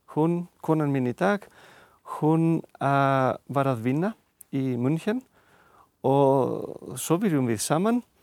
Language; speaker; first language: Icelandic; non-native, fluent; Catalan